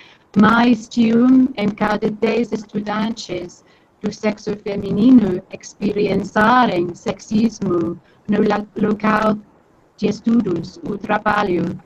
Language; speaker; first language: Portuguese; non-native, fluent; English